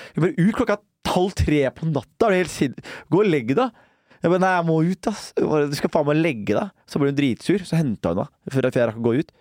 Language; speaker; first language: Norwegian; early bilingual, other home language; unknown